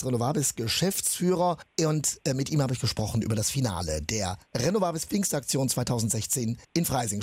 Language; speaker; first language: German; native; German